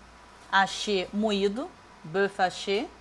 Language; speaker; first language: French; non-native, fluent; Portuguese